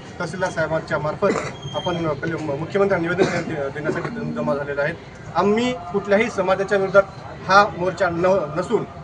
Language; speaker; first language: Marathi; non-native, local second language; Lambadi